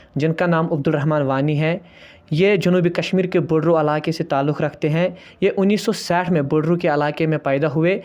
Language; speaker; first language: Hindi; non-native, local second language; Kashmiri